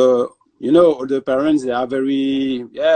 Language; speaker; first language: English; non-native, fluent; French